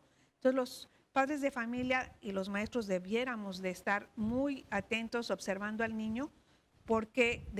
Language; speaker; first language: Spanish; native; Spanish